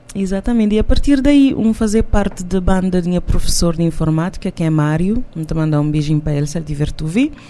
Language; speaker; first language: Portuguese; non-native, local second language; Kabuverdianu